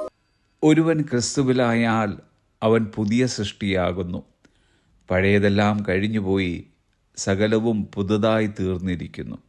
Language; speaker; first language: Malayalam; native; Malayalam